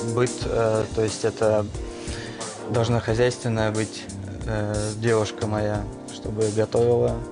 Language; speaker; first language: Russian; native; Russian